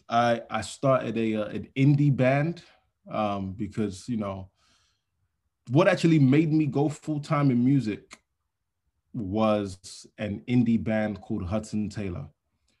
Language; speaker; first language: English; non-native, local second language; Yoruba